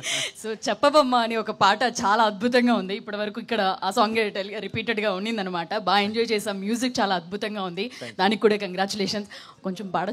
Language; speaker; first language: Telugu; native; Telugu